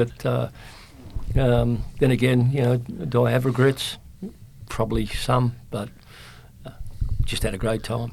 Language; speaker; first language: English; native; English